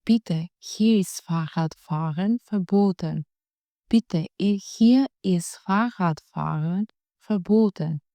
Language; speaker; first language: German; non-native, fluent; Albanian